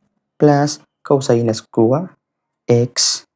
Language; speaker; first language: English; non-native, fluent; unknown